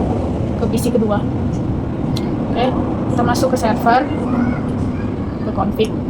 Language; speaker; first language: Indonesian; native; Indonesian